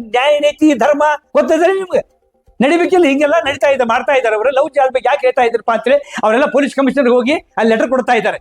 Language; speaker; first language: Kannada; non-native, local second language; Urdu